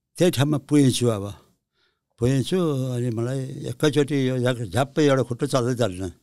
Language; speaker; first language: Nepali; early bilingual, heritage; Nepali